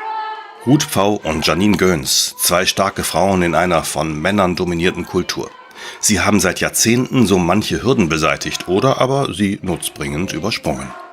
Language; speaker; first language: German; native; German